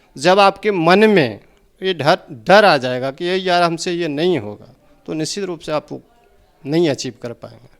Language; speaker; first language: Hindi; native; Hindi